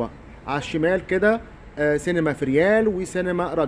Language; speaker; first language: Arabic; native; Arabic